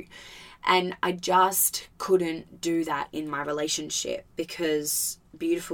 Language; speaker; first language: English; native; English